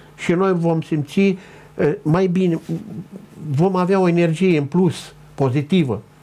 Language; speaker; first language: Romanian; non-native, local second language; Ukrainian